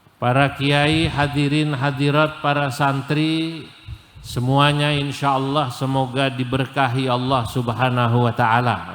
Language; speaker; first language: Indonesian; native; Indonesian